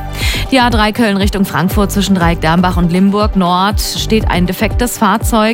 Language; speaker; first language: German; native; German